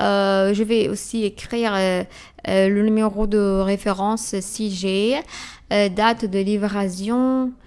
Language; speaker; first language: French; non-native, fluent; Arabic